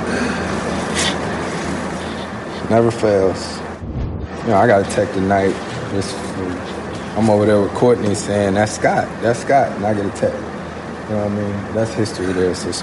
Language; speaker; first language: English; native; English